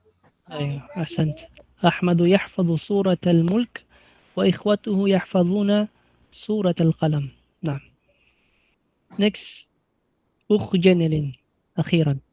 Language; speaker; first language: Arabic; non-native, fluent; Filipino